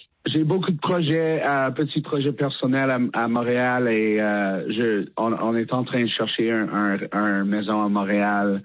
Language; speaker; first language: French; non-native, fluent; English